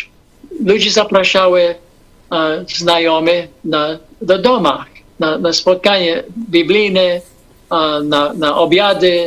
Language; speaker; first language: Polish; non-native, fluent; English